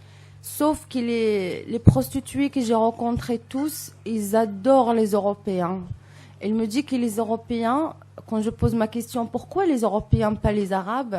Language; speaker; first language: French; non-native, local second language; Arabic